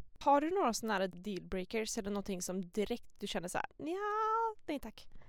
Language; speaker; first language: Swedish; early bilingual, other home language; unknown